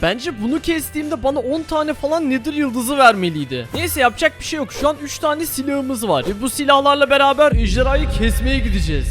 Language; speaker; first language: Turkish; native; Turkish